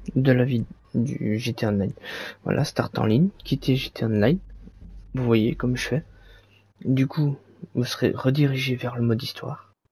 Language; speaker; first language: French; native; French